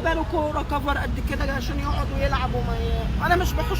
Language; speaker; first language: Arabic; native; Arabic